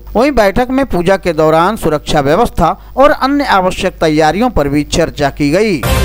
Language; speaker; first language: Hindi; native; Hindi